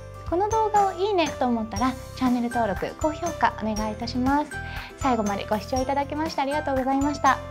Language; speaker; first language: Japanese; native; Japanese